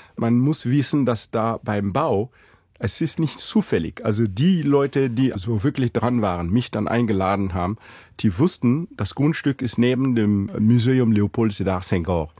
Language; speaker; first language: German; non-native, fluent; Mossi